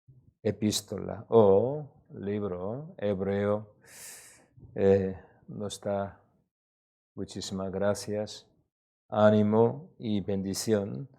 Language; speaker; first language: Spanish; non-native, learner; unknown